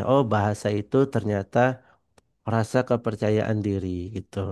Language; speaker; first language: Indonesian; non-native, fluent; Banjar